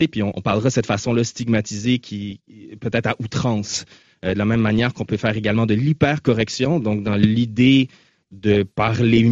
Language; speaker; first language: French; native; French